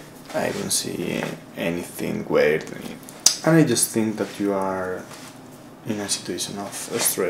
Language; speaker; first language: English; non-native, learner; Spanish